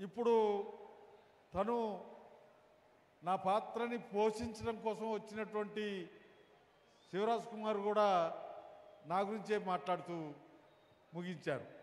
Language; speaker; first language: Telugu; native; Telugu